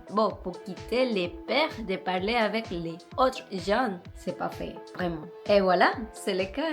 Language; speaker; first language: French; non-native, learner; Spanish